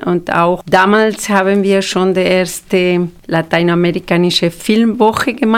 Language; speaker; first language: German; non-native, fluent; Spanish